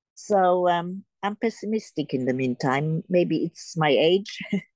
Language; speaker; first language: English; early bilingual, heritage; Polish